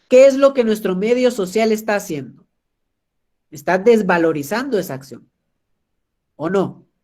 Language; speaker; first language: Spanish; native; Spanish